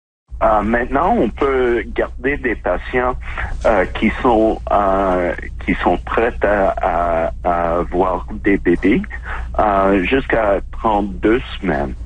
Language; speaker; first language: French; non-native, local second language; English